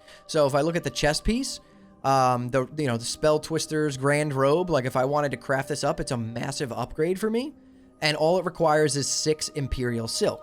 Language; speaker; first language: English; native; English